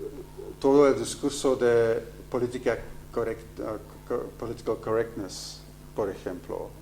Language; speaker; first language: Spanish; non-native, fluent; Dutch